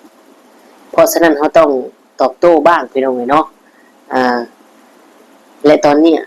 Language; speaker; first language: Thai; non-native, local second language; Lao